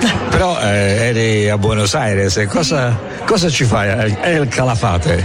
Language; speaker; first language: Italian; native; Italian